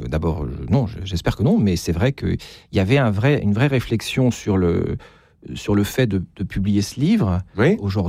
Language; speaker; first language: French; native; French